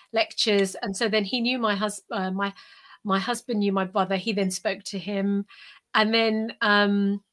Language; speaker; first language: English; early bilingual, other home language; Urdu